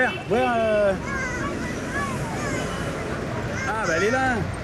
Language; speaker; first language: French; native; French